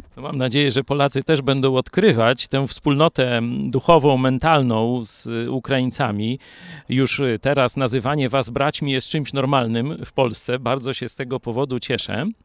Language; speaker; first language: Polish; native; Polish